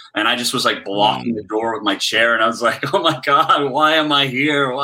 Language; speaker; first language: English; native; English